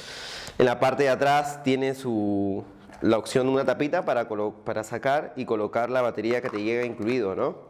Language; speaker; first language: Spanish; native; Spanish